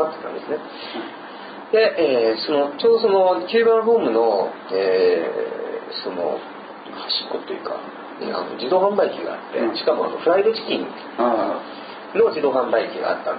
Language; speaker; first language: Japanese; non-native, fluent; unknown